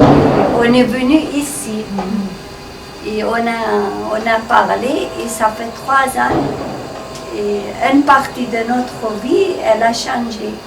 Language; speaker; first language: French; non-native, fluent; Armenian